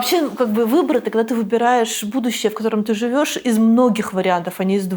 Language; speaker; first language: Russian; native; Russian